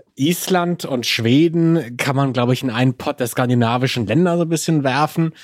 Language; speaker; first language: German; native; German